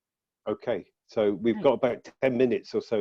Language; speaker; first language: English; native; English